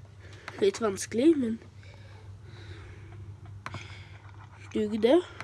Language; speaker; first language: Norwegian; early bilingual, other home language; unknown